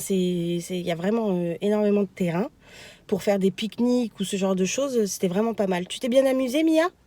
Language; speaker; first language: French; native; French